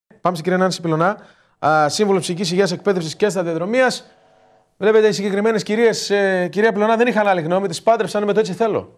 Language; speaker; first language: Greek; native; Greek